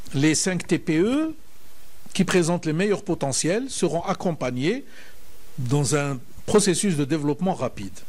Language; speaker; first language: French; non-native, local second language; Arabic